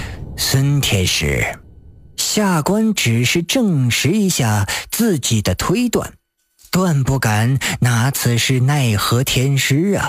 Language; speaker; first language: Chinese; native; Chinese